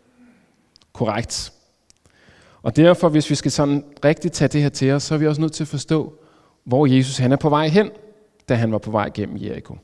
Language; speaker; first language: Danish; native; Danish